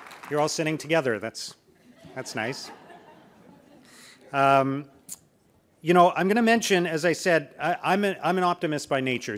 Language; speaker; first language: English; native; English